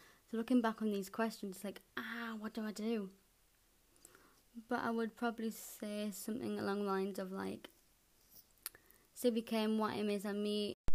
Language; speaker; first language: English; native; English